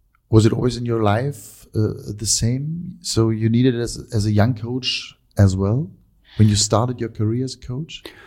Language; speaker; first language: English; non-native, fluent; German